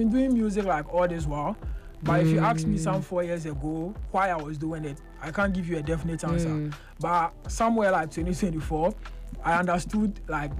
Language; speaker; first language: English; non-native, local second language; Akan